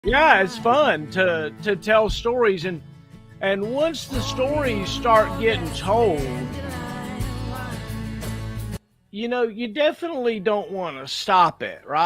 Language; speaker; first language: English; native; English